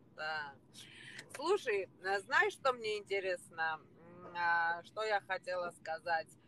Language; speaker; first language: Russian; non-native, fluent; Georgian